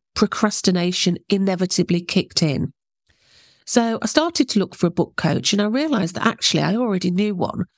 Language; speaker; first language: English; native; English